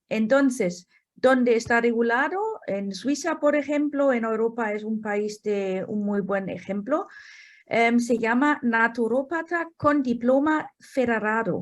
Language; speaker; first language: Spanish; non-native, fluent; German